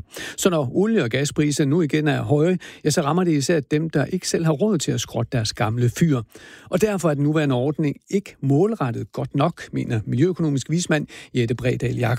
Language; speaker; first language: Danish; native; Danish